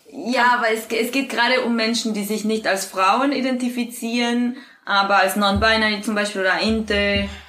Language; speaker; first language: German; non-native, fluent; Spanish